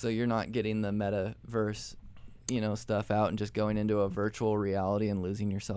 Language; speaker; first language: English; native; English